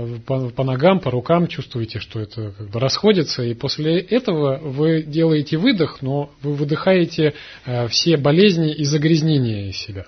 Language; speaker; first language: Russian; native; Russian